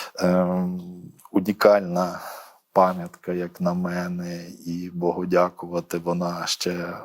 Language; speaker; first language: Ukrainian; native; Ukrainian